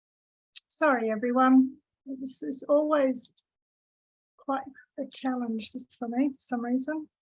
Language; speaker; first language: English; native; English